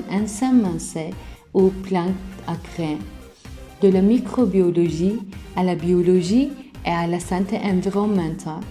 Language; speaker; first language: French; non-native, learner; Turkish